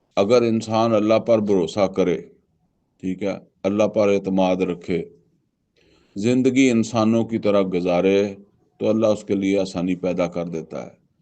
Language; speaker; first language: Urdu; non-native, local second language; Punjabi